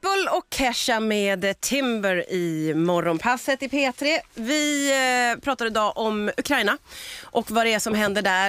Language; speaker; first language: Swedish; native; Swedish